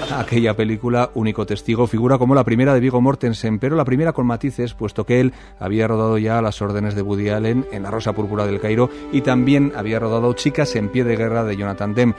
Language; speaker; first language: Spanish; native; Spanish